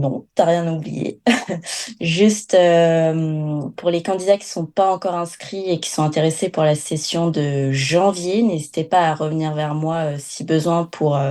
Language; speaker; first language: French; native; French